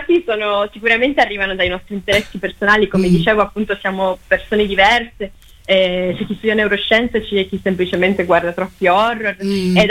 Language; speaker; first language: Italian; native; Italian